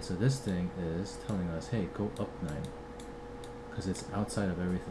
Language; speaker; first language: English; native; English